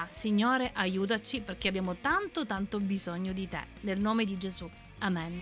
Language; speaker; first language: Italian; native; Italian